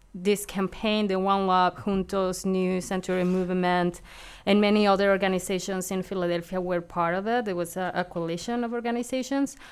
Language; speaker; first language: English; non-native, fluent; Spanish